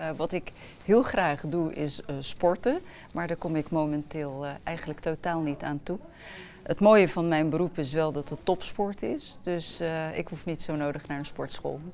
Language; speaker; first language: Dutch; early bilingual, other home language; Arabic